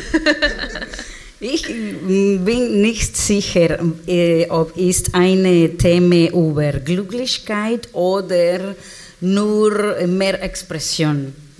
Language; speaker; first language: German; non-native, learner; Spanish